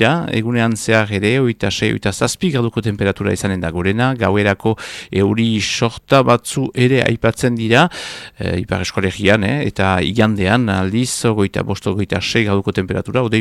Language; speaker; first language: Basque; native; Basque